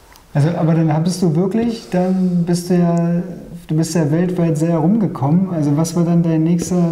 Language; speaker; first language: German; native; German